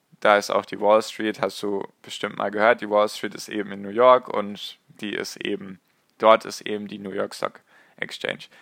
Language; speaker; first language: German; native; German